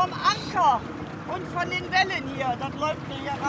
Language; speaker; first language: German; native; German